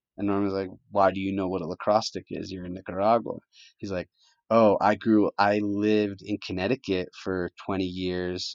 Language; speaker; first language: English; early bilingual, other home language; Spanish